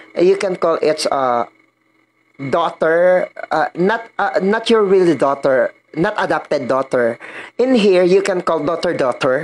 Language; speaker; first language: English; non-native, learner; Filipino